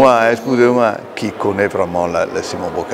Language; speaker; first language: French; non-native, fluent; Italian